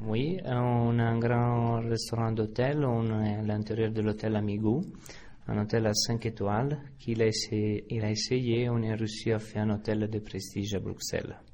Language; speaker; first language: French; non-native, fluent; Italian